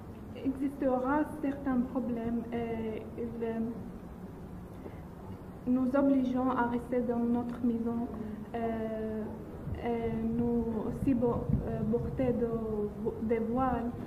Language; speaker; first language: French; non-native, learner; Arabic